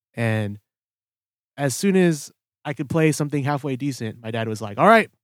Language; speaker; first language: English; early bilingual, other home language; Filipino